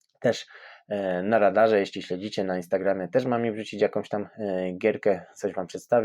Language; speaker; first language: Polish; native; Polish